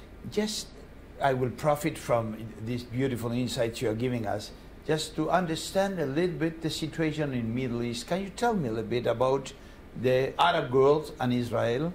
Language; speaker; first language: English; non-native, fluent; Spanish